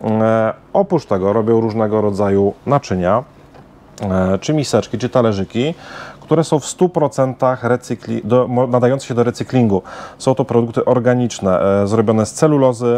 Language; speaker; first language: Polish; native; Polish